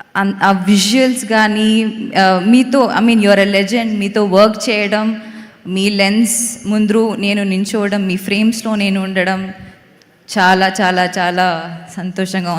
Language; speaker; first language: Telugu; non-native, local second language; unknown